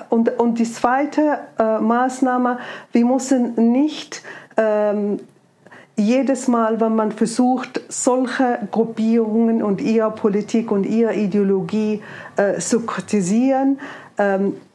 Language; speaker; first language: German; non-native, fluent; Arabic